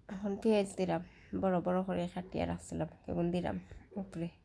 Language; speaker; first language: Bangla; non-native, local second language; Sylheti